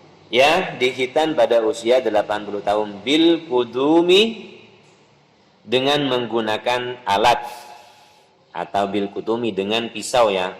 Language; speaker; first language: Indonesian; native; Indonesian